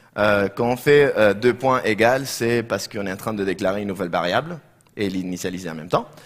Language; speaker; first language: French; non-native, fluent; Spanish